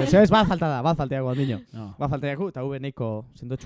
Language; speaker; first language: Basque; native; Basque